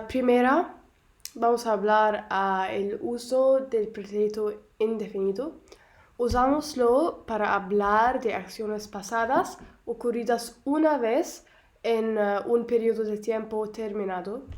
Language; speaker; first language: Spanish; non-native, learner; Arabic